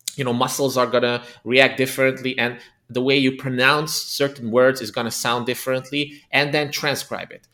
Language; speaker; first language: English; non-native, fluent; Romanian